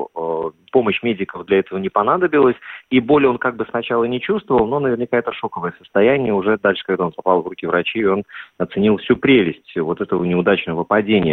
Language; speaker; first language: Russian; native; Russian